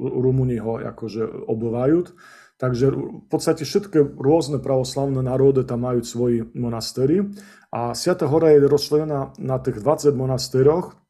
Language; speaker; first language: Slovak; non-native, local second language; Rusyn